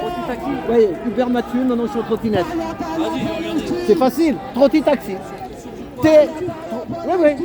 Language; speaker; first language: French; native; French